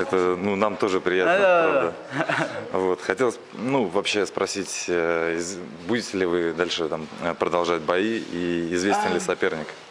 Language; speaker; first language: Russian; native; Russian